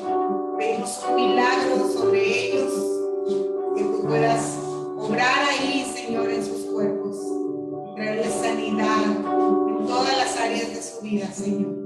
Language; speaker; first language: Spanish; native; Spanish